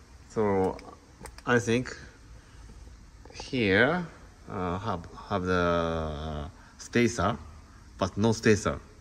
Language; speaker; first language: English; non-native, learner; Japanese